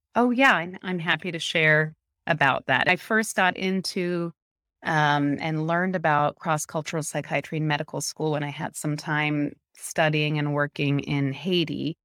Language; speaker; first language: English; early bilingual, other home language; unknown